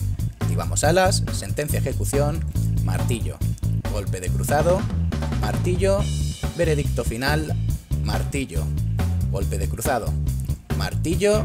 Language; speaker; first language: Spanish; native; Spanish